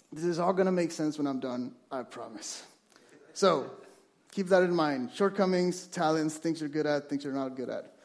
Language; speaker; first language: English; non-native, fluent; Spanish